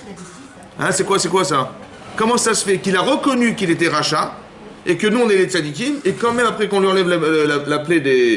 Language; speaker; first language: French; native; French